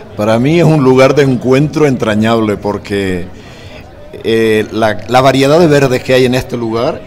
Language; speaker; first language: Spanish; native; Spanish